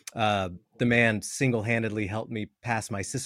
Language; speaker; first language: English; native; English